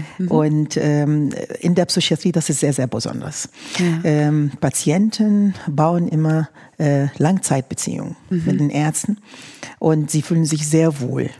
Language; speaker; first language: German; non-native, fluent; Arabic